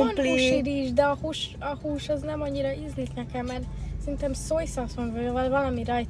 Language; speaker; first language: Hungarian; early bilingual, heritage; Hungarian